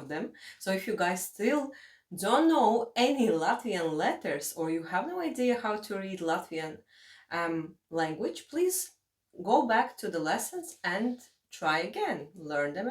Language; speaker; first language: English; non-native, fluent; Latvian